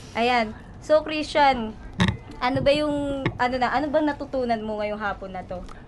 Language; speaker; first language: Filipino; native; Filipino